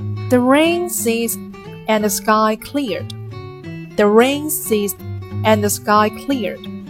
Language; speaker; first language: English; non-native, fluent; Chinese